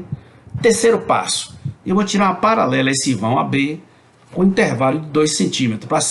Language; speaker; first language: Portuguese; native; Portuguese